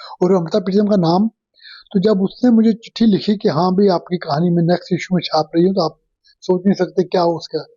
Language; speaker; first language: Urdu; non-native, local second language; Punjabi